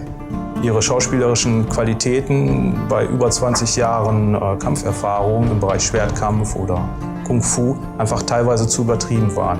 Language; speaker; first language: German; native; German